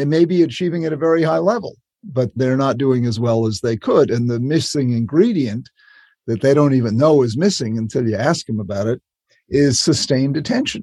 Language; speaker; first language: English; native; English